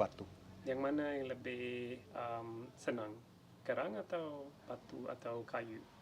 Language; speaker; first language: Indonesian; non-native, fluent; English